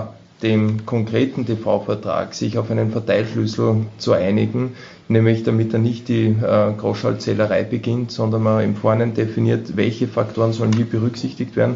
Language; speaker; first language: German; native; German